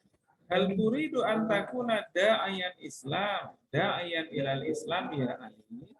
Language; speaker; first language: Arabic; non-native, fluent; Indonesian